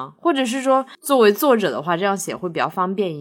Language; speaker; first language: Chinese; native; Chinese